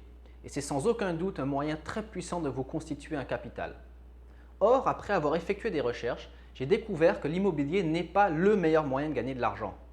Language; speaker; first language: French; native; French